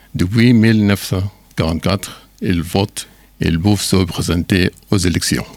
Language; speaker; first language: French; non-native, learner; Arabic